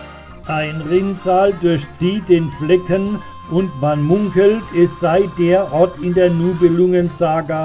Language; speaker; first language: German; native; German